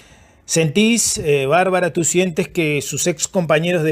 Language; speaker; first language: Spanish; native; Spanish